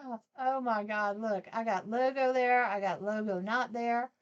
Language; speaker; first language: English; native; English